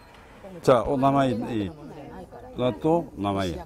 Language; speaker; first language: Japanese; non-native, learner; Korean